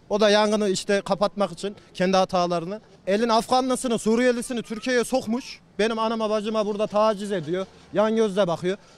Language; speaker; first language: Turkish; native; Turkish